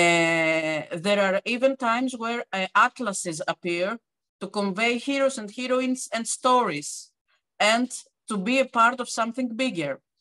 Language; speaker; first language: English; non-native, fluent; Greek